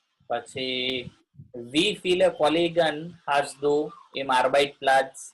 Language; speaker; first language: German; non-native, learner; Gujarati